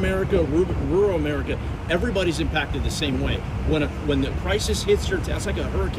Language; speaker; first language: English; native; English